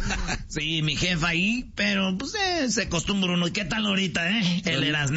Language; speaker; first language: Spanish; native; Spanish